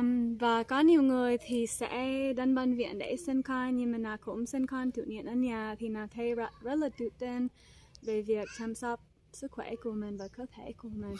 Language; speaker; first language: Vietnamese; non-native, fluent; English